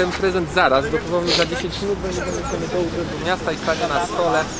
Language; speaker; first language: Polish; native; Polish